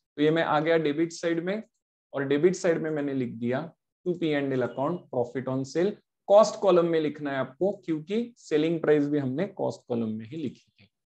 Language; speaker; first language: Hindi; non-native, local second language; Marathi